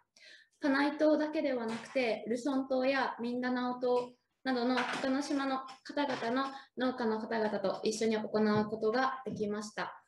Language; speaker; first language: Japanese; native; Japanese